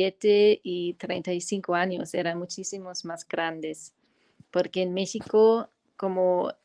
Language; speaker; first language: Spanish; non-native, fluent; German